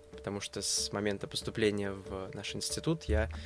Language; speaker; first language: Russian; native; Russian